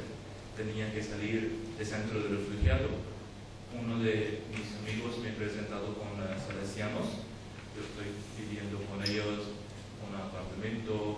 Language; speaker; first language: Spanish; non-native, learner; Urdu